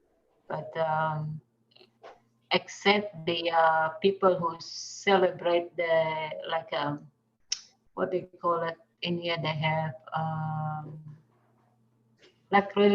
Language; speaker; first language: English; non-native, fluent; Indonesian